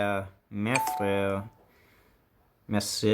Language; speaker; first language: French; non-native, learner; English